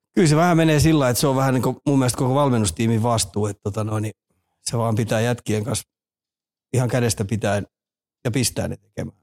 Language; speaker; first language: Finnish; native; Finnish